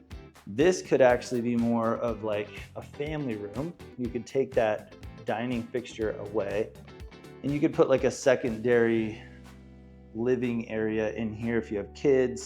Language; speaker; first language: English; native; English